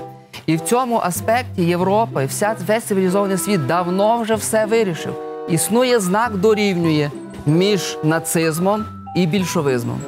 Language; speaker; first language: Ukrainian; native; Ukrainian